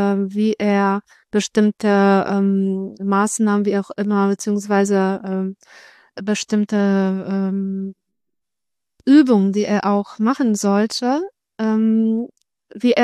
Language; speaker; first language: German; non-native, fluent; Polish